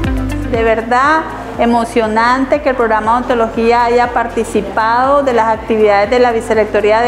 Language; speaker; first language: Spanish; native; Spanish